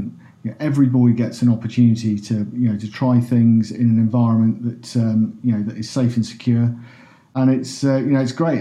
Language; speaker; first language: English; native; English